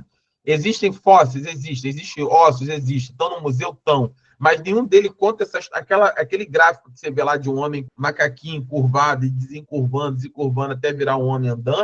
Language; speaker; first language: Portuguese; native; Portuguese